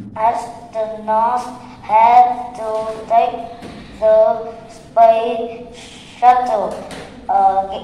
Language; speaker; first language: English; non-native, learner; Vietnamese